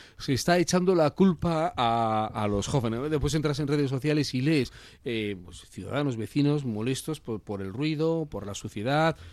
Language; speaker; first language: Spanish; native; Spanish